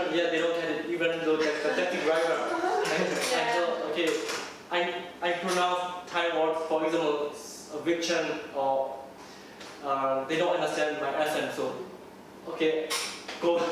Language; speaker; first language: English; non-native, learner; Burmese